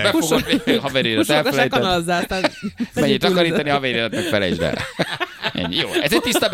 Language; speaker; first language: Hungarian; native; Hungarian